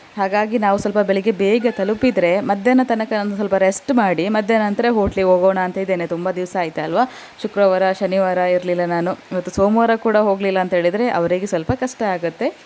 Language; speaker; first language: Kannada; non-native, local second language; Tulu